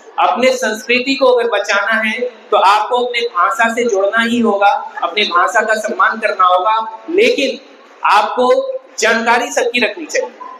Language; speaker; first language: Hindi; native; Hindi